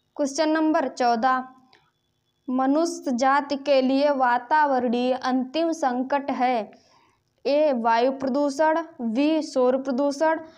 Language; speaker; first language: Hindi; native; Hindi